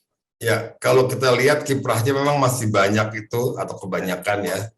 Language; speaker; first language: Indonesian; native; Indonesian